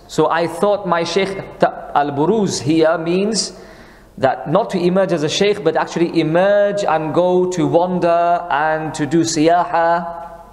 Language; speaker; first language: English; early bilingual, other home language; Hindi